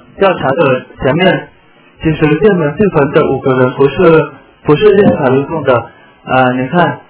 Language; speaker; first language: Chinese; non-native, fluent; Vietnamese